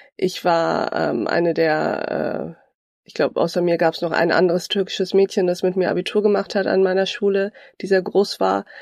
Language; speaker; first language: German; early bilingual, other home language; Turkish